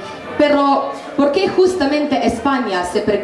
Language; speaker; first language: Spanish; non-native, fluent; Slovenian